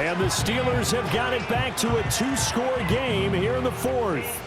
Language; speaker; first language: English; native; English